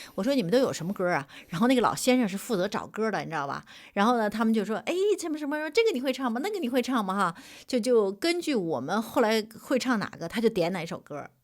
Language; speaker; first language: Chinese; native; Chinese